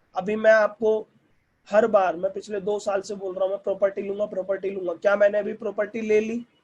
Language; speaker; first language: Hindi; native; Hindi